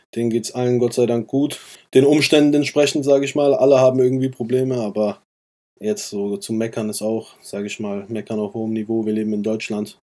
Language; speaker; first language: German; early bilingual, other home language; Persian